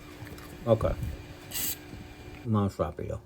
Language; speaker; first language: Spanish; non-native, learner; English